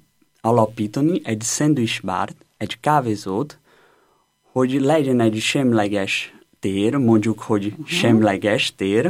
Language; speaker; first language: Hungarian; non-native, learner; Portuguese